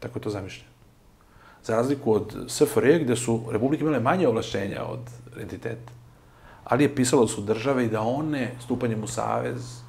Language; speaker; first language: Serbian; native; Serbian